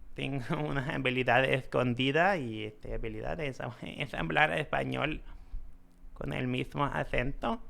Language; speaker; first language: Spanish; non-native, learner; English